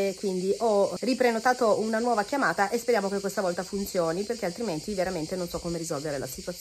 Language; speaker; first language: Italian; native; Italian